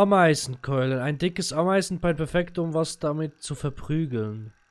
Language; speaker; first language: German; native; German